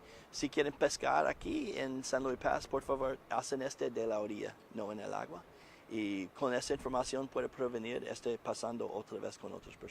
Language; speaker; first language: Spanish; non-native, learner; English